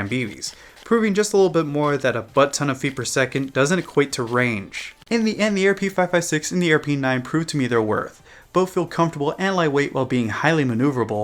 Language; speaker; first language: English; native; English